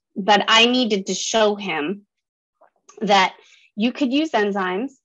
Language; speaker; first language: English; native; English